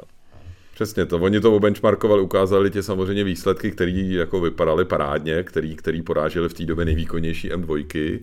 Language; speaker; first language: Czech; native; Czech